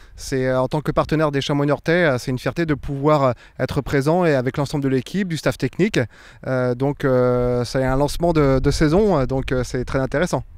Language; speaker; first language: French; native; French